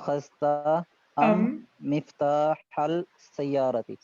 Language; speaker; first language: Arabic; non-native, learner; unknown